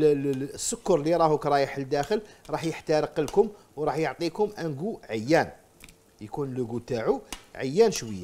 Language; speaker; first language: Arabic; native; Arabic